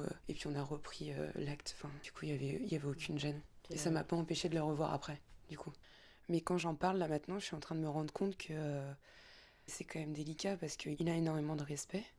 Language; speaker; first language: French; native; French